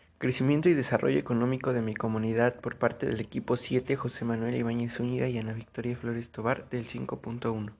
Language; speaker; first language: Spanish; native; Spanish